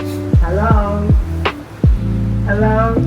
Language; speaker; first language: English; non-native, learner; Japanese